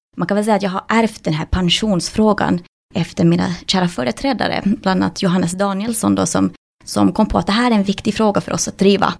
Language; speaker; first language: Swedish; native; Swedish